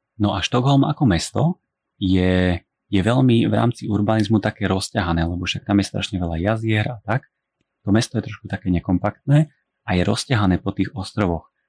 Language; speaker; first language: Slovak; native; Slovak